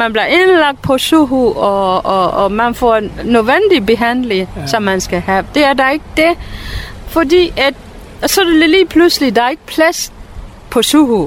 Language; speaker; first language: Danish; non-native, fluent; Burmese